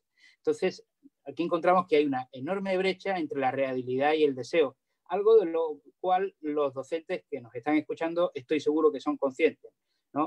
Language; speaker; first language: Spanish; native; Spanish